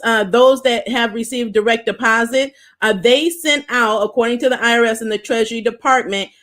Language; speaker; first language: English; native; English